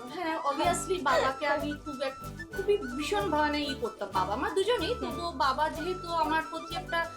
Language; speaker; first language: Bangla; native; Bangla